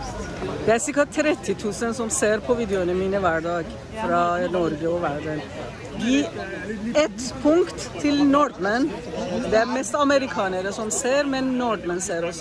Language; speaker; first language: Norwegian; non-native, learner; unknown